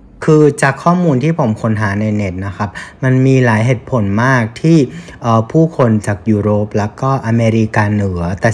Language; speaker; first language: Thai; non-native, fluent; Vietnamese